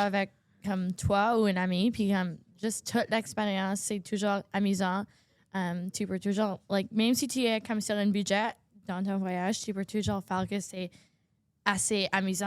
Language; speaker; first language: French; non-native, local second language; English